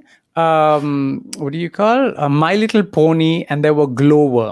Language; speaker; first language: English; non-native, local second language; Tamil